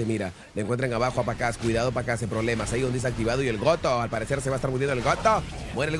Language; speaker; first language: Spanish; native; Spanish